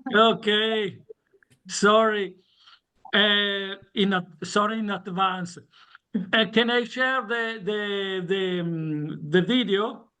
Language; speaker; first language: English; non-native, learner; Italian